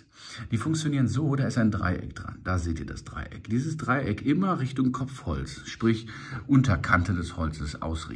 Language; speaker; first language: German; native; German